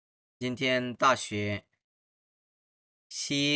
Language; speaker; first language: Chinese; non-native, fluent; Bangla